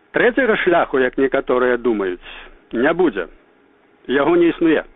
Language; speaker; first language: Belarusian; native; Belarusian